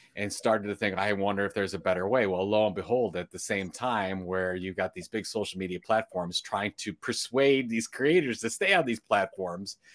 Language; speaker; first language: English; early bilingual, other home language; Italian